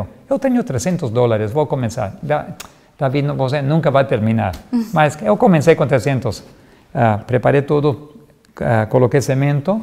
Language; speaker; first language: Portuguese; non-native, fluent; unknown